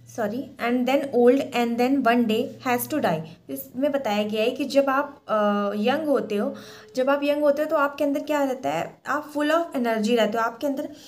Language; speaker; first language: Hindi; native; Hindi